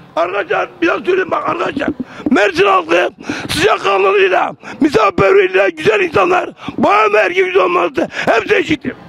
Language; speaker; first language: Turkish; native; Turkish